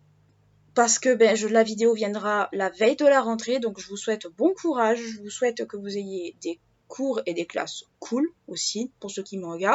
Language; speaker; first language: French; native; French